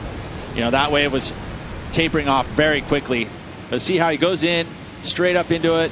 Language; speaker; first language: English; native; English